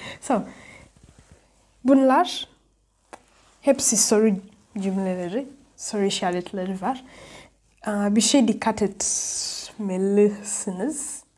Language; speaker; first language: Turkish; non-native, fluent; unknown